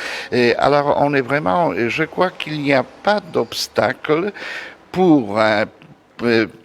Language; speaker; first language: French; non-native, fluent; Polish